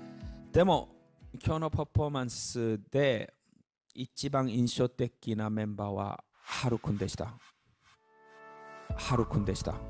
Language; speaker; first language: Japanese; non-native, learner; Korean